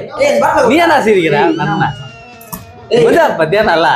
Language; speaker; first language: Tamil; native; Tamil